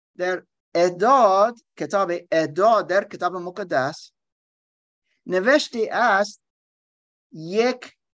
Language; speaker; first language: Persian; non-native, learner; German